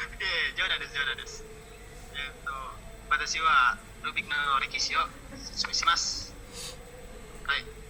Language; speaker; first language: Japanese; non-native, learner; Indonesian